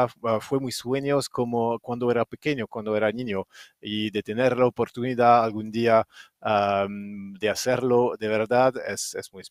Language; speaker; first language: Spanish; non-native, fluent; French